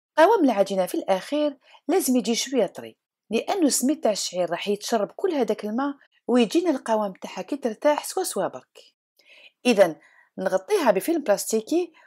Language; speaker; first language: Arabic; non-native, local second language; Kabyle